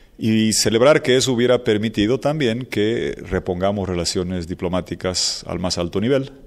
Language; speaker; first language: Spanish; native; Spanish